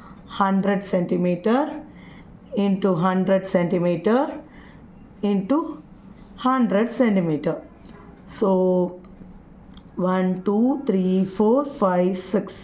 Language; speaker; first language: Tamil; native; Tamil